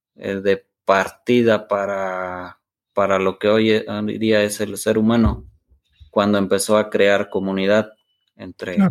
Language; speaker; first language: Spanish; native; Spanish